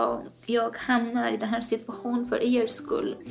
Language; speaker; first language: Swedish; non-native, fluent; Persian